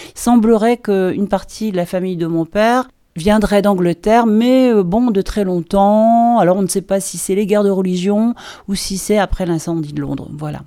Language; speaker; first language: French; native; French